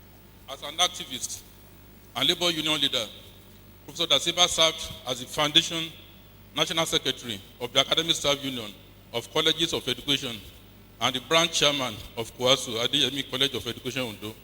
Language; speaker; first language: English; non-native, local second language; Yoruba